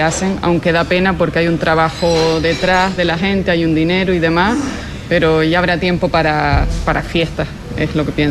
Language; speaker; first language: Spanish; native; Spanish